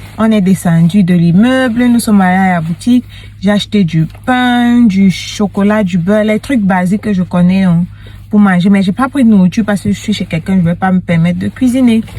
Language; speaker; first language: French; native; French